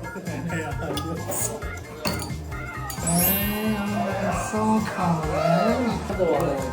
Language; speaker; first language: Chinese; native; Chinese